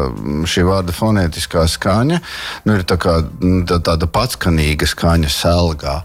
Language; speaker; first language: Latvian; native; Latvian